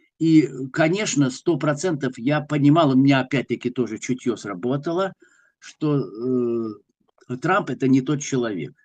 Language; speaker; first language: Russian; native; Russian